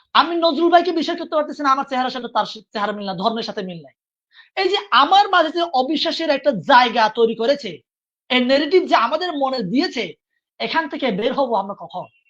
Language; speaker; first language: Bangla; non-native, local second language; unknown